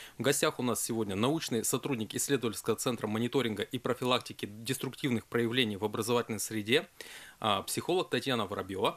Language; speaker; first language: Russian; native; Russian